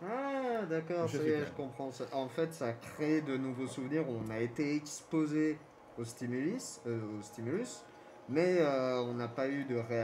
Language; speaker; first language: French; native; French